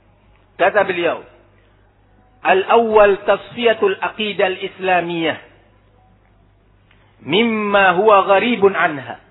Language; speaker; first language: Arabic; non-native, fluent; Indonesian